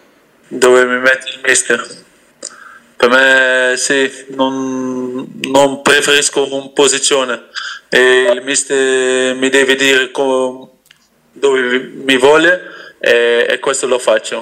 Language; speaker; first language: Italian; non-native, fluent; Dutch